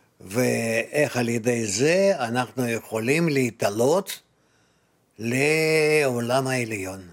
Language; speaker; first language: Hebrew; non-native, fluent; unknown